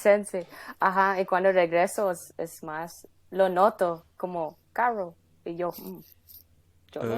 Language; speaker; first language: Spanish; non-native, fluent; English